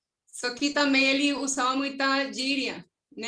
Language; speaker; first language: Portuguese; non-native, fluent; Spanish